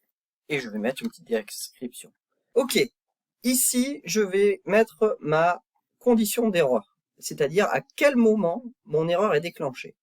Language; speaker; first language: French; native; French